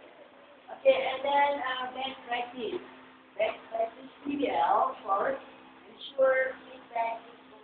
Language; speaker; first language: English; non-native, learner; Indonesian